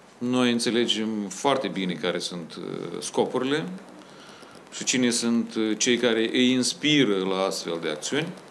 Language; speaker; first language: Romanian; native; Romanian